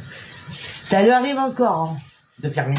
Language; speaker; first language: French; native; French